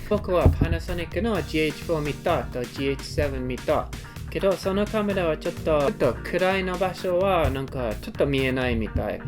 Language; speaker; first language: Japanese; non-native, learner; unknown